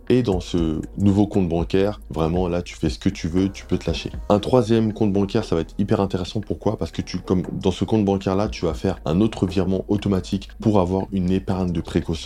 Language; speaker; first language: French; native; French